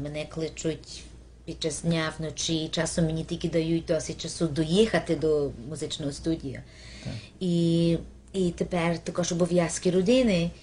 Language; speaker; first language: Ukrainian; early bilingual, heritage; Ukrainian